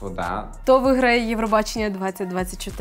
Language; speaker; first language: Ukrainian; native; Ukrainian